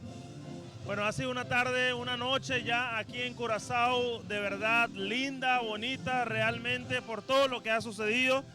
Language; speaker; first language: Spanish; native; Spanish